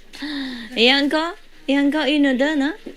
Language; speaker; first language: French; non-native, learner; Vietnamese